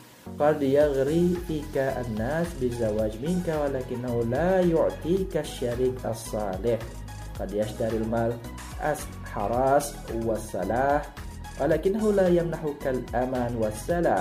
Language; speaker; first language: Arabic; non-native, fluent; Indonesian